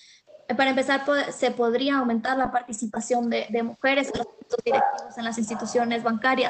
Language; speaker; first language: Spanish; native; Spanish